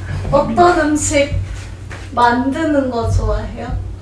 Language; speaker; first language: Korean; early bilingual, heritage; Korean